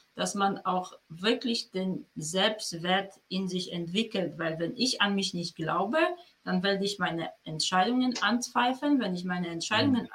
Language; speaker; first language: German; non-native, fluent; Polish